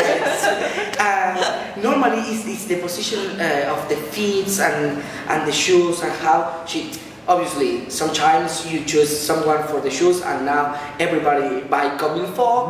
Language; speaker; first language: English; non-native, learner; Spanish